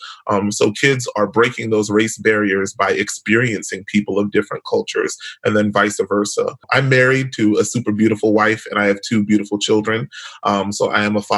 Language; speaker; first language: English; native; English